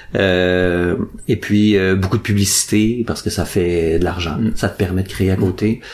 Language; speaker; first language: French; native; French